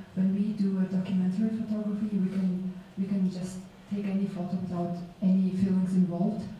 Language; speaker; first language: English; non-native, fluent; Mongolian